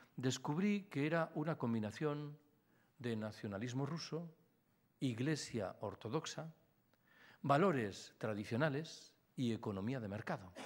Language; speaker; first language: Spanish; native; Spanish